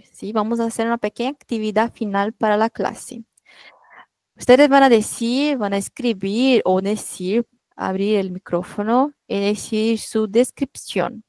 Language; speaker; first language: Spanish; non-native, fluent; Portuguese